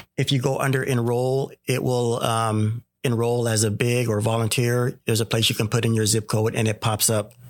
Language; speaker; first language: English; native; English